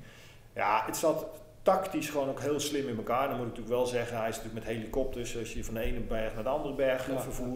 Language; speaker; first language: Dutch; native; Dutch